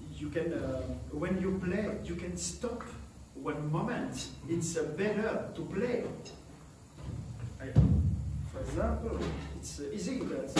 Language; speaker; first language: English; non-native, learner; French